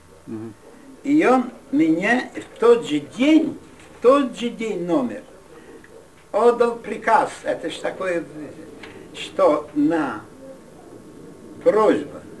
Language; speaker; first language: Russian; non-native, fluent; Yiddish